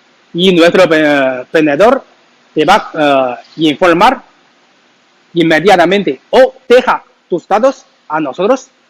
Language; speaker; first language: Spanish; non-native, learner; Chinese